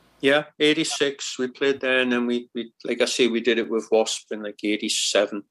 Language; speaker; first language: English; native; English